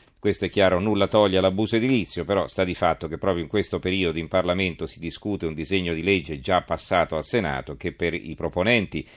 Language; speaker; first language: Italian; native; Italian